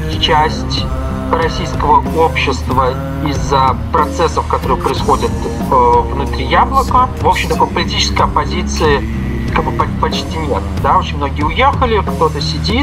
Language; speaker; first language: Russian; native; Russian